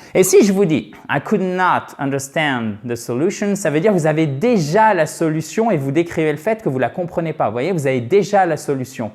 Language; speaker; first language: French; native; French